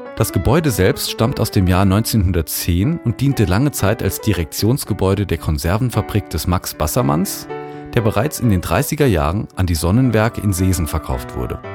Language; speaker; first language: German; native; German